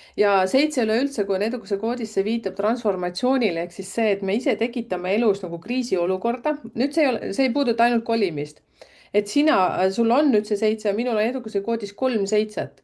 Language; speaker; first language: Estonian; native; Estonian